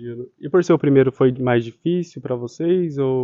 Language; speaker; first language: Portuguese; native; Portuguese